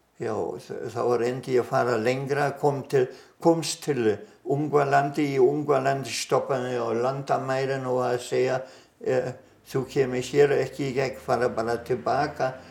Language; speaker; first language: Icelandic; non-native, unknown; German